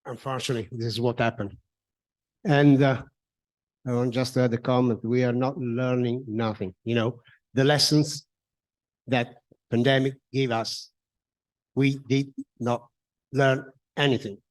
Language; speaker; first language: English; non-native, fluent; Italian